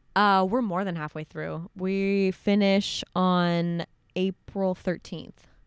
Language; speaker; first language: English; native; English